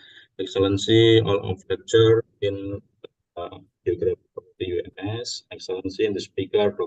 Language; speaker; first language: English; non-native, learner; Indonesian